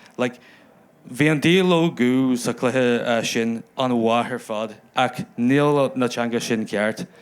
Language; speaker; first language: Irish; non-native, local second language; English